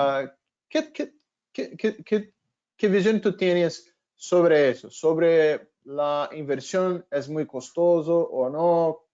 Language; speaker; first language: Spanish; non-native, fluent; Portuguese